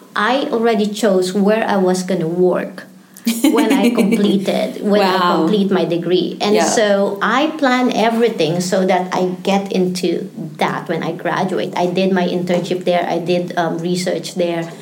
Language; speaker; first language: English; non-native, local second language; Filipino